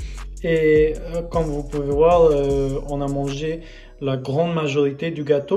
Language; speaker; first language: French; non-native, fluent; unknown